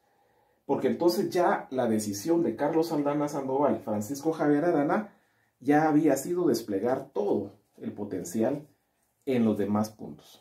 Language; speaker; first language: Spanish; native; Spanish